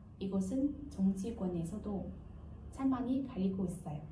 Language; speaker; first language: Korean; non-native, learner; Vietnamese